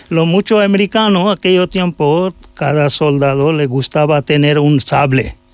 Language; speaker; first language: Spanish; non-native, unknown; Hindi